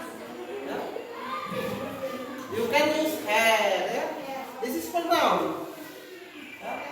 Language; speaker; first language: English; non-native, learner; Indonesian